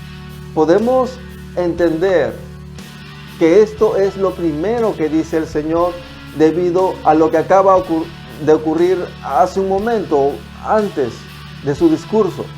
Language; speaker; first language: Spanish; native; Spanish